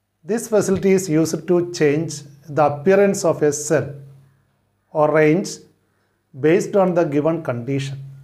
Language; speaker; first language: English; non-native, local second language; Malayalam